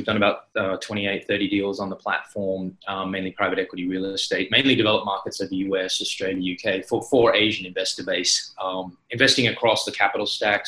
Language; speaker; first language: English; native; English